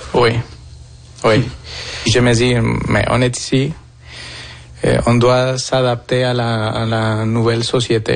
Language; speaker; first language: French; non-native, fluent; Spanish